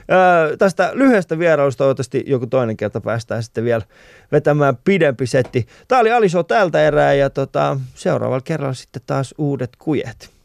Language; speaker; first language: Finnish; early bilingual, other home language; Persian